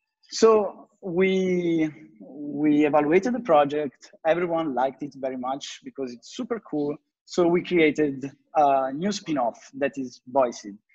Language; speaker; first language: English; non-native, fluent; Italian